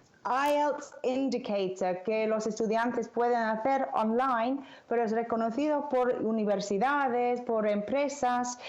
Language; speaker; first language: Spanish; non-native, fluent; English